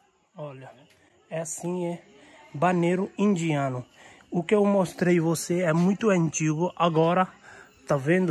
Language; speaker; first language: Portuguese; non-native, learner; Hindi